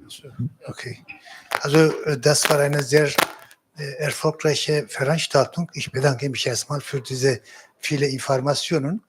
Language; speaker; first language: German; non-native, fluent; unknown